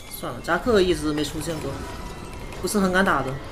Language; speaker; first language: Chinese; native; Chinese